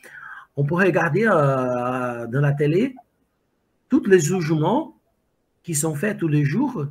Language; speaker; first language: French; non-native, fluent; Portuguese